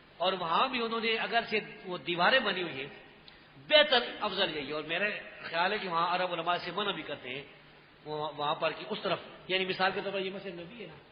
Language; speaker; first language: Urdu; non-native, local second language; Pashto